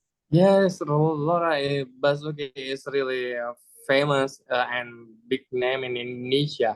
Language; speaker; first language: English; non-native, learner; Indonesian